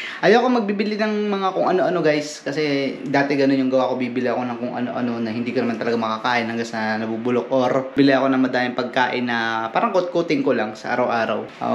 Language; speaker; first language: Filipino; native; Filipino